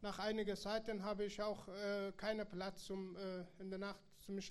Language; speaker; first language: German; non-native, learner; Persian